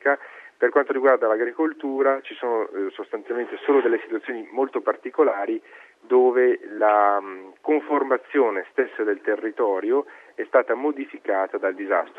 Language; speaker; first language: Italian; native; Italian